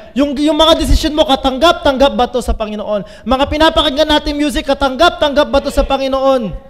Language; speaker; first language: Filipino; native; Filipino